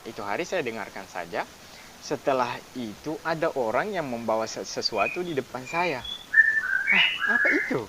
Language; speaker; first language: Indonesian; non-native, fluent; Arabic